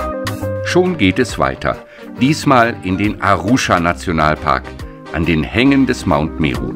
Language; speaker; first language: German; native; German